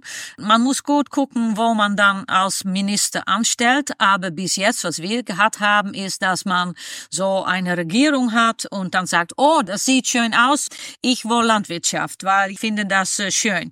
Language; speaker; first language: German; non-native, fluent; Dutch